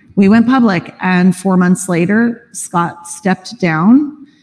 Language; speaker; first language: English; native; English